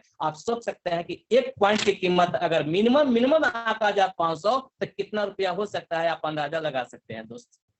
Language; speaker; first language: Hindi; native; Hindi